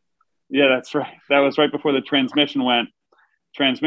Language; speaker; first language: English; native; English